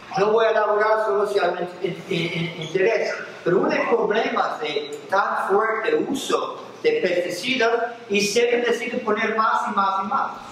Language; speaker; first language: Spanish; non-native, fluent; English